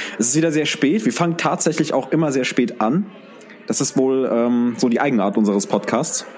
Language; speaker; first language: German; early bilingual, other home language; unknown